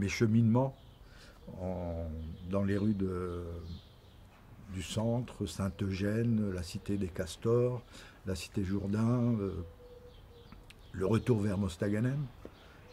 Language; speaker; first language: French; native; French